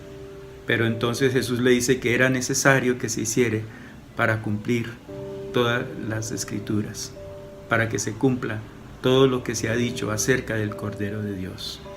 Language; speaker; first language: Spanish; native; Spanish